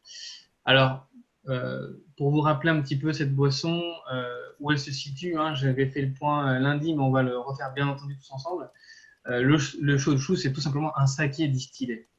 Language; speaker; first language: French; native; French